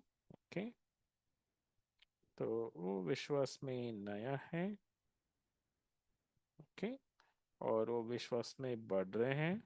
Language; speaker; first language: Hindi; non-native, local second language; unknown